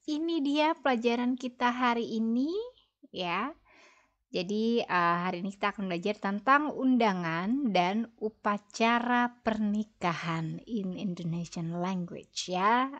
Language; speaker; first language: Indonesian; native; Indonesian